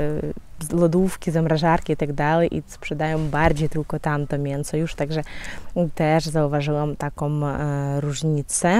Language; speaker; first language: Polish; non-native, fluent; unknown